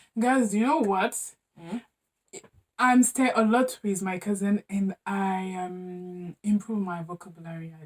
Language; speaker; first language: English; non-native, learner; French